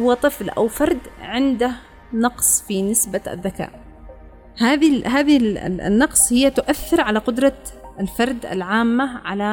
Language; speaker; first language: Arabic; native; Arabic